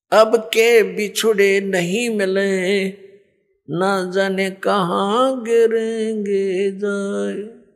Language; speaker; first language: Hindi; native; Hindi